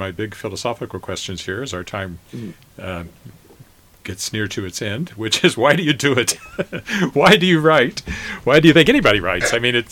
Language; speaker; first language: English; native; English